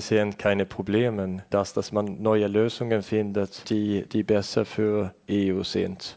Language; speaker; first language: German; non-native, fluent; Estonian